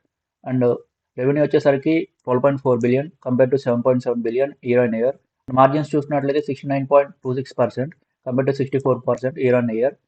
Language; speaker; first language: Telugu; native; Telugu